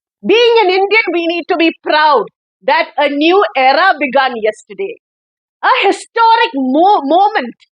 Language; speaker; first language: English; non-native, local second language; Malayalam